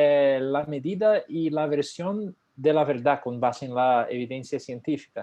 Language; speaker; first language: Spanish; non-native, fluent; Portuguese